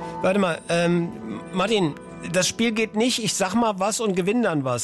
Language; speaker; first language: German; native; German